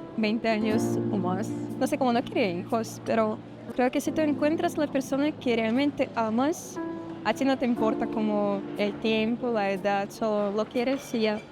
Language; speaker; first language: Spanish; non-native, fluent; Russian